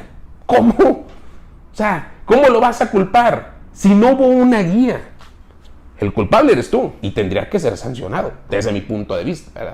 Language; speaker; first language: Spanish; native; Spanish